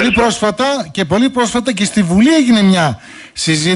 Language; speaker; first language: Greek; native; Greek